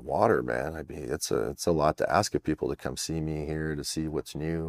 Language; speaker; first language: English; native; English